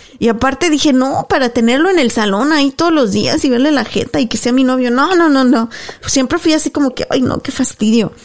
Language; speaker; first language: Spanish; native; Spanish